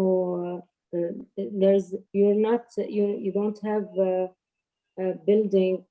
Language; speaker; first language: English; non-native, learner; Arabic